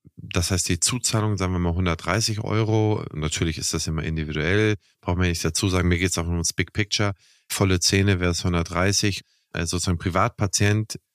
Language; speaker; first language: German; native; German